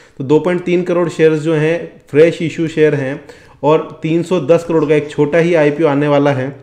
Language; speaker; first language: Hindi; native; Hindi